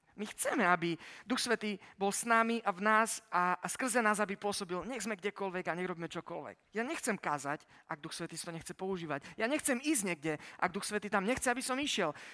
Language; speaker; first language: Slovak; early bilingual, heritage; Slovak